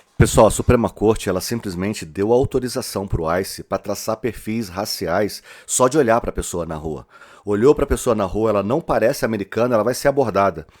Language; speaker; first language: Portuguese; native; Portuguese